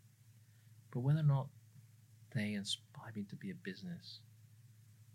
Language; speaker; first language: English; native; English